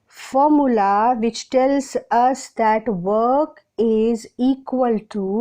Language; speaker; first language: English; non-native, local second language; Hindi